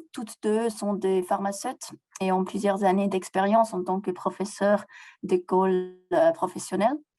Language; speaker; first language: French; non-native, local second language; German